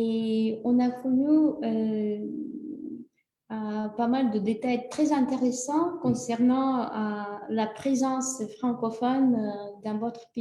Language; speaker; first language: French; non-native, fluent; Russian